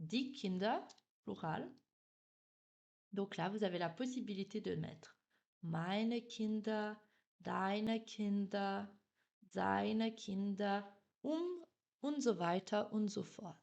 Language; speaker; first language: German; non-native, fluent; French